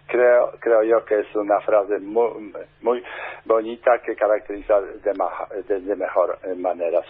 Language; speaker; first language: Spanish; non-native, fluent; Polish